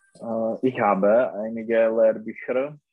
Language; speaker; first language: German; non-native, learner; Czech